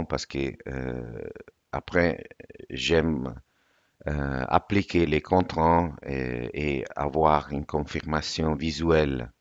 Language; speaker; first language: French; non-native, fluent; Italian